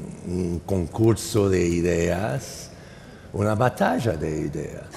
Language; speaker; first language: Spanish; non-native, fluent; English